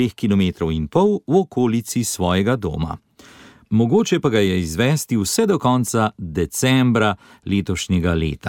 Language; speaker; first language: Slovenian; native; Slovenian